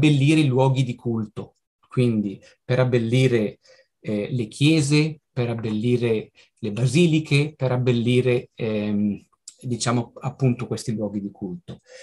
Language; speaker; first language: Italian; native; Italian